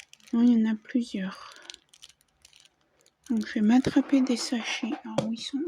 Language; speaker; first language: French; native; French